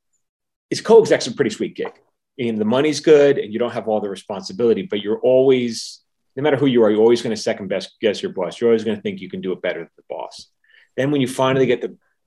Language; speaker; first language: English; native; English